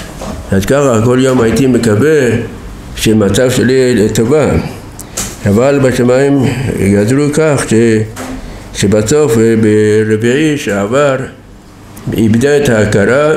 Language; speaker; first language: Hebrew; non-native, fluent; Persian